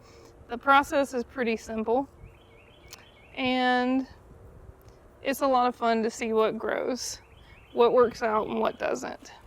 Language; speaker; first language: English; native; English